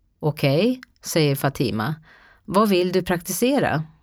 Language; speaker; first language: Swedish; native; Swedish